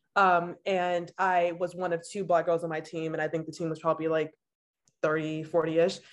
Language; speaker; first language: English; native; English